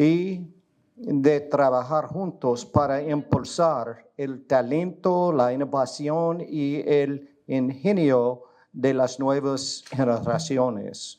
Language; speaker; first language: Spanish; non-native, learner; English